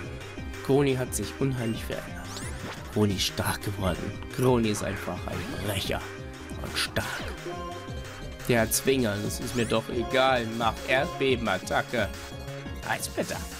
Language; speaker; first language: German; native; German